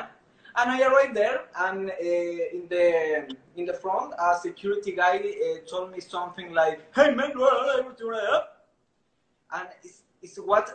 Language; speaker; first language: English; non-native, learner; Spanish